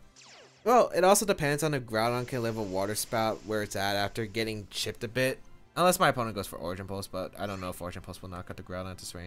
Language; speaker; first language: English; native; English